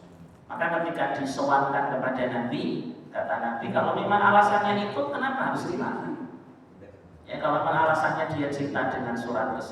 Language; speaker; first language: Indonesian; native; Indonesian